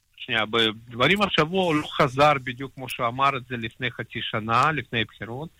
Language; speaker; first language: Hebrew; non-native, fluent; Russian